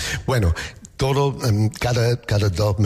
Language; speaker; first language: Spanish; non-native, learner; English